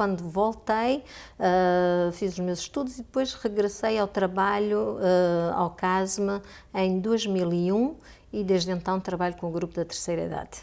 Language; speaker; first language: Portuguese; native; Portuguese